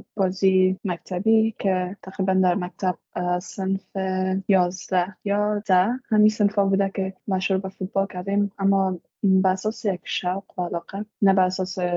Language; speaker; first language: Persian; native; Persian